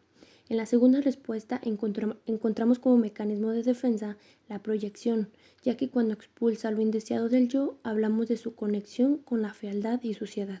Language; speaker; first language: Spanish; native; Spanish